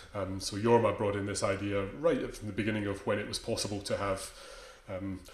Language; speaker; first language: English; native; English